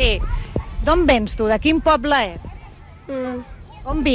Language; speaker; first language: Catalan; native; Catalan